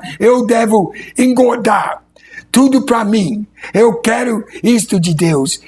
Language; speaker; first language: Portuguese; non-native, fluent; English